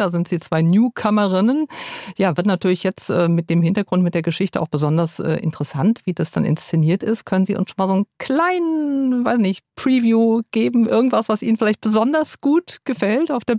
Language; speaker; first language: German; native; German